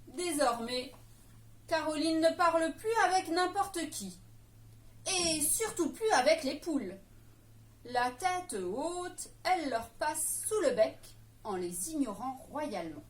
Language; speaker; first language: French; native; French